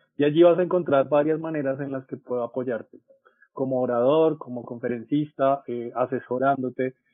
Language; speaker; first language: Spanish; native; Spanish